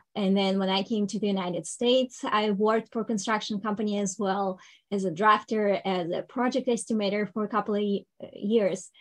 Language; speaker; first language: English; non-native, fluent; Ukrainian